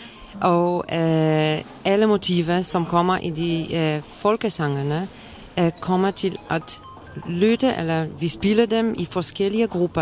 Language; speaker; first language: Danish; non-native, fluent; Polish